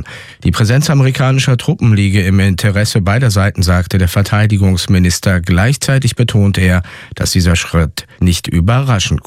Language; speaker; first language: German; native; German